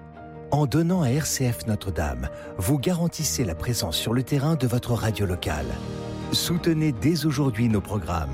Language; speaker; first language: French; native; French